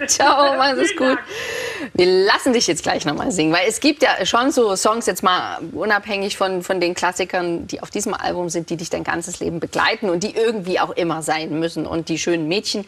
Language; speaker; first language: German; native; German